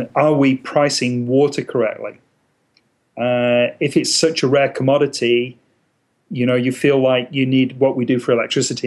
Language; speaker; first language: English; native; English